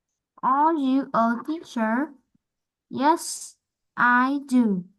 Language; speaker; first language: English; non-native, learner; Vietnamese